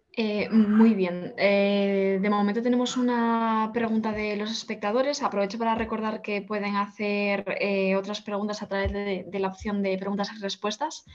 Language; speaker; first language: Spanish; native; Spanish